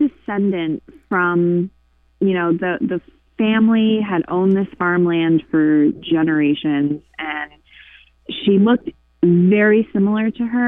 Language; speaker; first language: English; native; English